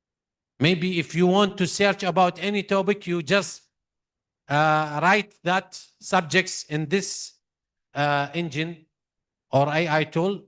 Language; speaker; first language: English; non-native, fluent; Arabic